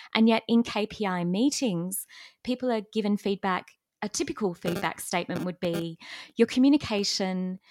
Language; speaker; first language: English; native; English